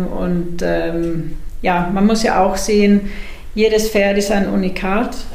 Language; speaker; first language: German; non-native, fluent; Swedish